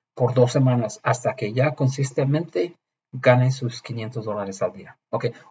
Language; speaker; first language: Spanish; early bilingual, heritage; Spanish